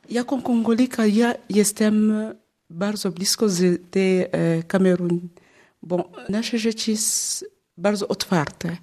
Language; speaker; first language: Polish; non-native, learner; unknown